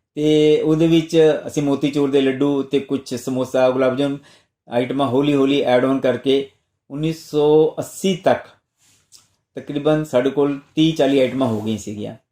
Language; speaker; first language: Punjabi; non-native, local second language; Hindi